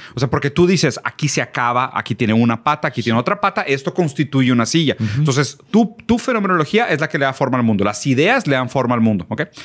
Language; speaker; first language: Spanish; early bilingual, other home language; Portuguese